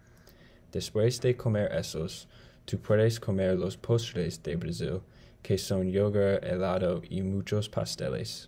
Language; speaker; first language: Spanish; non-native, learner; English